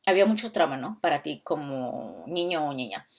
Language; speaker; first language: Spanish; early bilingual, other home language; English